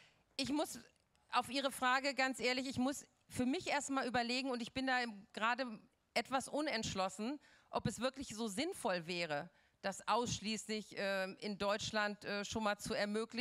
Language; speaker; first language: German; native; German